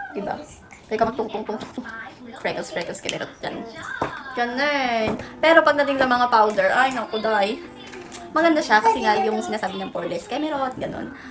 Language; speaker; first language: Filipino; native; Filipino